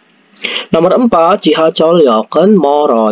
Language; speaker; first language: Korean; non-native, fluent; Indonesian